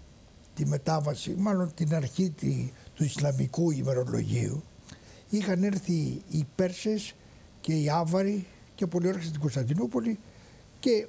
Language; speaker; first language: Greek; native; Greek